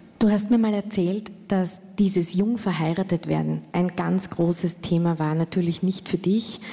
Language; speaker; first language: German; native; German